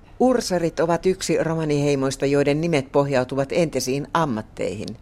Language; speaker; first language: Finnish; native; Finnish